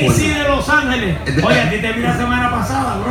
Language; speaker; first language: Spanish; native; Spanish